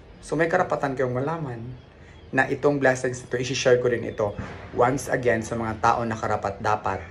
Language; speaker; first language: Filipino; non-native, local second language; Cebuano